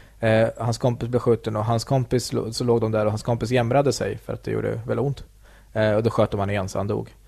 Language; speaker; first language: Swedish; early bilingual, other home language; Kurdish